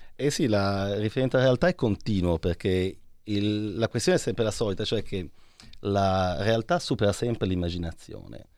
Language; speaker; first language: Italian; native; Italian